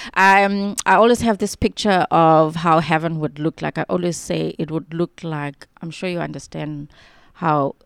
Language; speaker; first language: English; non-native, local second language; Xhosa